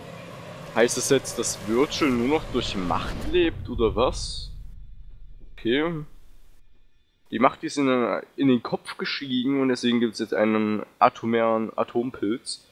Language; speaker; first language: German; native; German